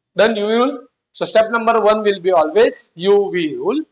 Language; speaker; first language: English; non-native, local second language; Marathi